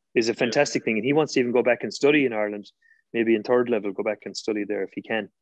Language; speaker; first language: English; native; English